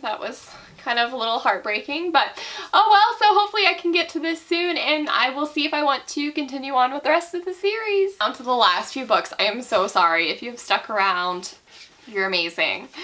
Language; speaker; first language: English; native; English